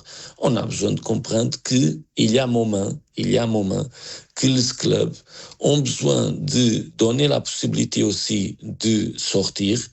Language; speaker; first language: French; non-native, learner; Portuguese